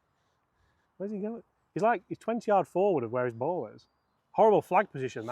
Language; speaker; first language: English; native; English